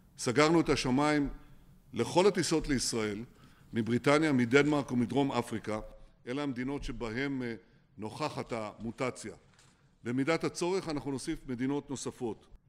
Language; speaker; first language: Hebrew; native; Hebrew